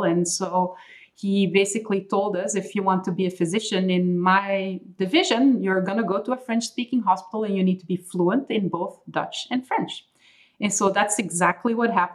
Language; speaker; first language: English; non-native, fluent; Dutch